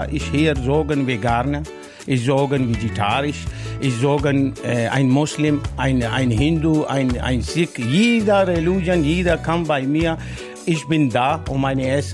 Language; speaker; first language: German; non-native, learner; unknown